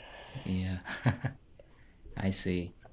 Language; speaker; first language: English; non-native, fluent; Tajik